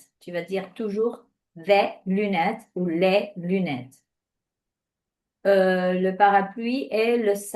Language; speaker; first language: French; non-native, fluent; Spanish